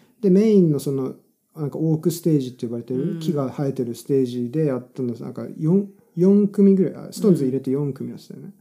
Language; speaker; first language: Japanese; native; Japanese